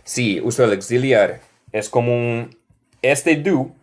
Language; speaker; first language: Spanish; non-native, learner; English